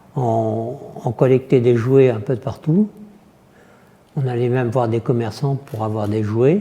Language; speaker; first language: French; native; French